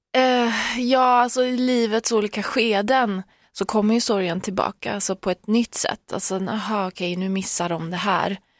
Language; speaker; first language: Swedish; early bilingual, other home language; Persian